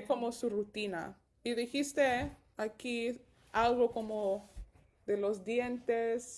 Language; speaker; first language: Spanish; early bilingual, heritage; Spanish